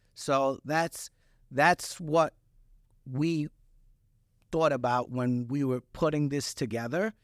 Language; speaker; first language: English; early bilingual, other home language; Spanish